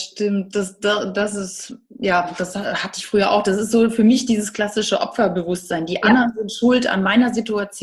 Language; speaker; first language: German; native; German